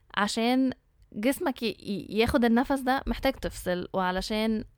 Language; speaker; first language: Arabic; early bilingual, heritage; Arabic